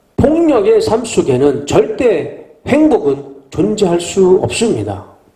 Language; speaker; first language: Korean; native; Korean